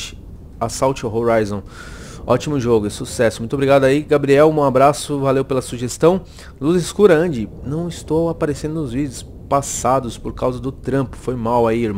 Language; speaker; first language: Portuguese; native; Portuguese